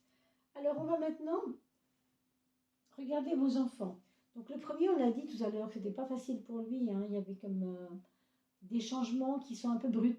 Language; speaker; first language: French; native; French